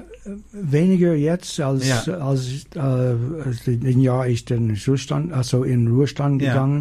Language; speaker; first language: German; non-native, learner; English